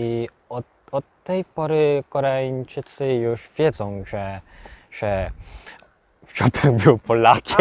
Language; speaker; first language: Polish; non-native, learner; Korean